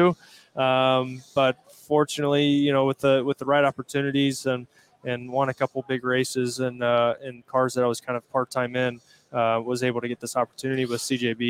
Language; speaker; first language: English; native; English